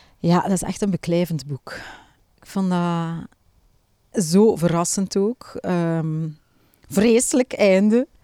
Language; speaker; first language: Dutch; native; Dutch